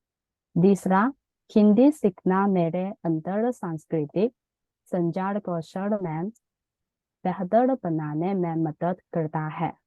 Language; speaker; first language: Hindi; non-native, learner; Chinese